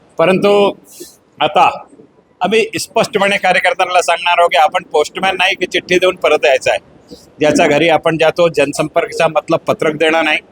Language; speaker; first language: Marathi; non-native, local second language; Hindi